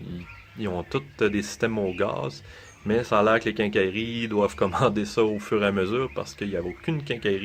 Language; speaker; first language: French; native; French